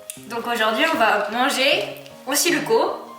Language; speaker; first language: French; native; French